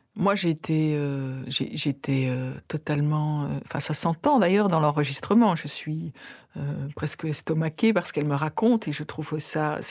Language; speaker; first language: French; native; French